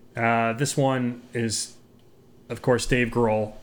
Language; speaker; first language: English; native; English